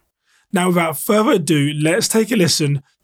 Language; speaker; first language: English; native; English